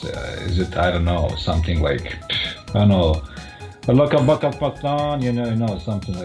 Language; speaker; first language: English; non-native, fluent; Croatian